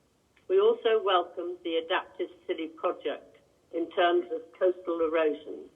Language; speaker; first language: English; native; English